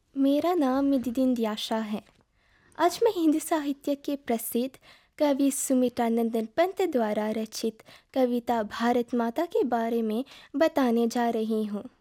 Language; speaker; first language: Hindi; early bilingual, heritage; Hindi